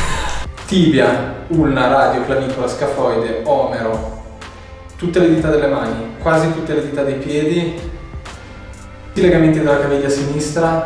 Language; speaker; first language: Italian; native; Italian